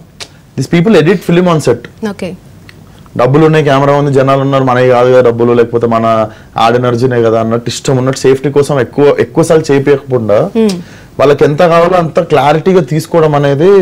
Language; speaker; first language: Telugu; native; Telugu